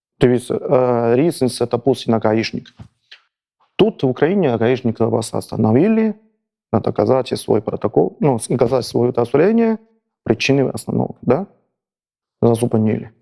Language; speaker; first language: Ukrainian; non-native, learner; Chinese